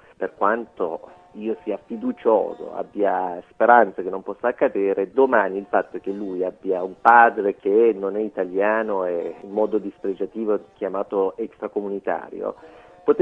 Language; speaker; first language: Italian; non-native, fluent; Persian